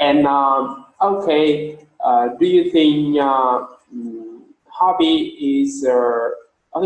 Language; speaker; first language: English; non-native, learner; Vietnamese